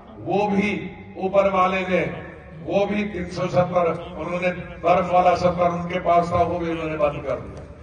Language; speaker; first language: Urdu; non-native, local second language; Kashmiri